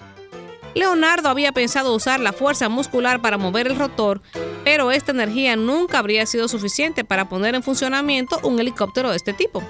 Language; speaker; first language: Spanish; native; Spanish